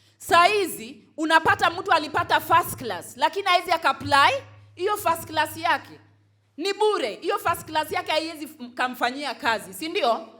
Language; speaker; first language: Swahili; non-native, local second language; Luo (Kenya and Tanzania)